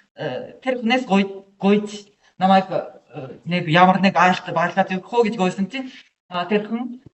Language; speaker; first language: Mongolian; non-native, learner; Japanese